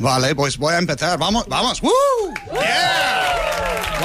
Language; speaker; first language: Spanish; non-native, fluent; English